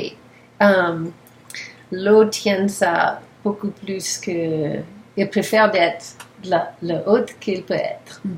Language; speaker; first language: French; non-native, learner; English